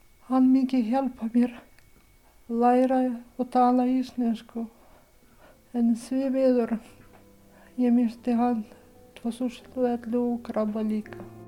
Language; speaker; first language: Icelandic; non-native, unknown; Ukrainian